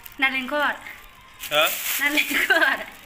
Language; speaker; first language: Hindi; non-native, local second language; Bodo